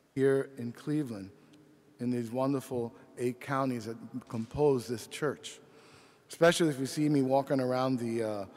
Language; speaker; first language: English; early bilingual, other home language; Spanish